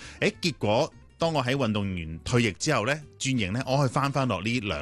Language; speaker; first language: Cantonese; native; Cantonese